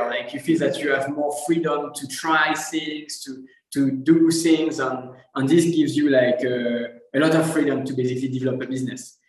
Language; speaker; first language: English; non-native, fluent; French